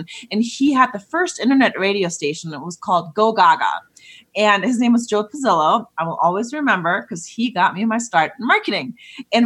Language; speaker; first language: English; non-native, fluent; German